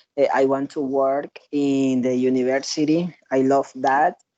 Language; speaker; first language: English; non-native, learner; Spanish